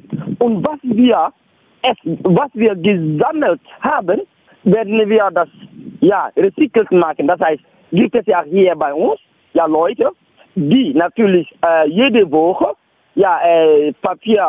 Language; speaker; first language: German; non-native, learner; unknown